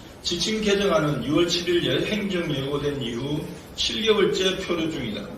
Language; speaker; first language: Korean; native; Korean